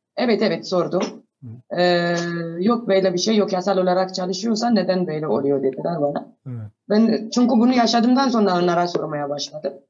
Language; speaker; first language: Turkish; non-native, fluent; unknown